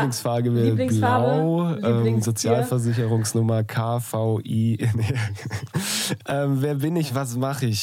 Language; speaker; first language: German; native; German